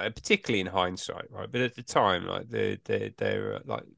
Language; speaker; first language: English; native; English